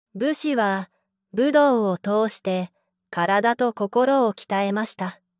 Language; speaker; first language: Japanese; native; Japanese